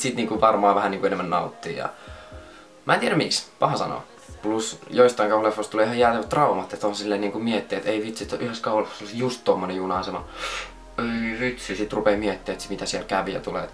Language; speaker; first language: Finnish; native; Finnish